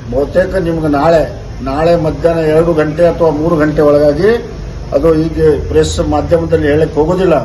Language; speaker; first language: Kannada; non-native, local second language; Lambadi